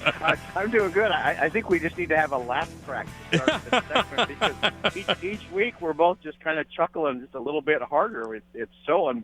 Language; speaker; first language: English; native; English